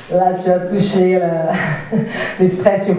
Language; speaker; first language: French; non-native, fluent; Portuguese